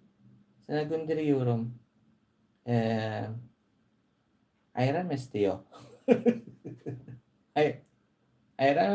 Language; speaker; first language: Turkish; non-native, learner; Filipino